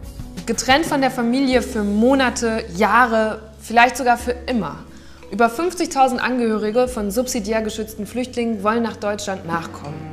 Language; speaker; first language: German; native; German